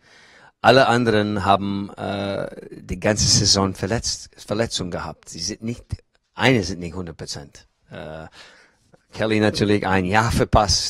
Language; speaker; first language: German; non-native, learner; English